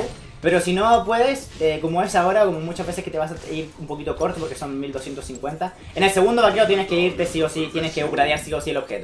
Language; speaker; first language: Spanish; native; Spanish